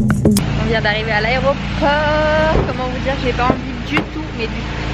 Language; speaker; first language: French; native; French